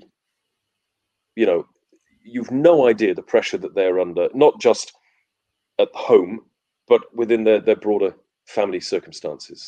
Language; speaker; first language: English; native; English